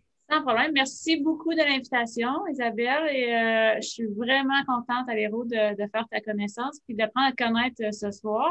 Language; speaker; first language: French; native; French